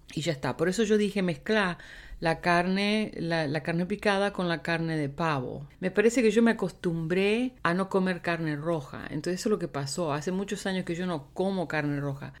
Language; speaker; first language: Spanish; native; Spanish